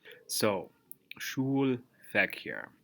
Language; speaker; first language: German; non-native, fluent; English